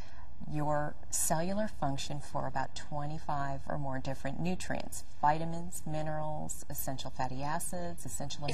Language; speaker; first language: English; native; English